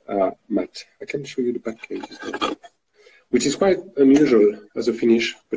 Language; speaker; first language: English; non-native, fluent; French